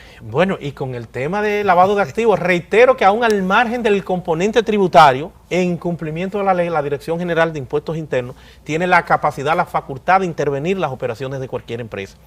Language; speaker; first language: Spanish; native; Spanish